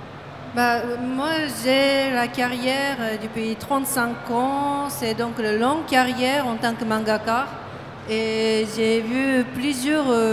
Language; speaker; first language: French; non-native, fluent; Japanese